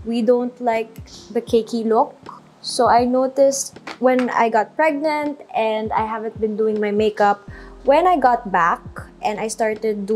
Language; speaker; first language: English; non-native, local second language; Filipino